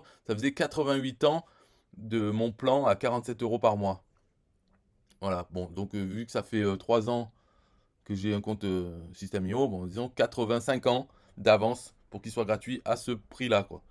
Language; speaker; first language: French; native; French